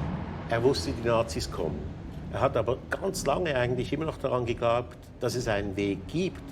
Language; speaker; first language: German; native; German